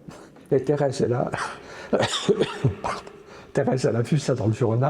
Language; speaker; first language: French; native; French